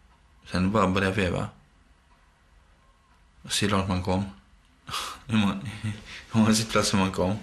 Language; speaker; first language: Swedish; non-native, local second language; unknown